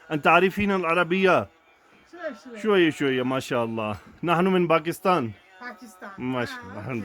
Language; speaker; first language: Arabic; non-native, learner; Urdu